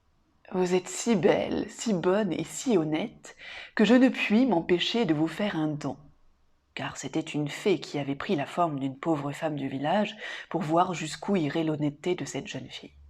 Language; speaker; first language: French; native; French